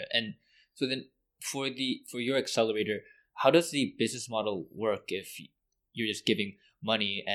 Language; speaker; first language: English; native; English